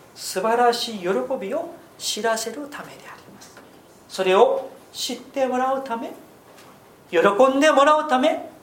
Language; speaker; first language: Japanese; non-native, fluent; Korean